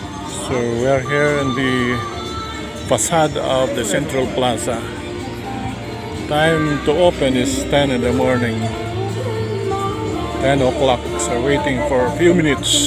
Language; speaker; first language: English; non-native, local second language; Filipino